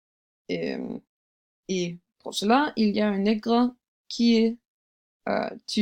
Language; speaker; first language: French; non-native, learner; English